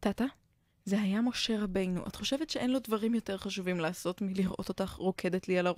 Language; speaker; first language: Hebrew; native; Hebrew